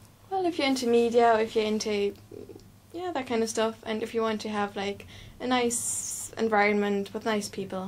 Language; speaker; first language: English; non-native, fluent; German